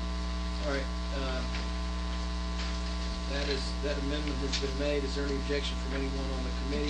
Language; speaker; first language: English; native; English